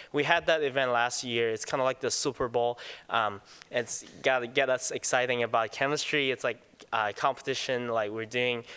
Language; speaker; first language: English; non-native, local second language; Cantonese